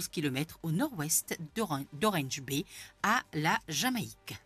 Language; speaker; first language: French; non-native, local second language; Morisyen